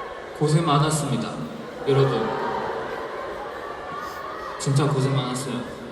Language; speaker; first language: Korean; non-native, fluent; Chinese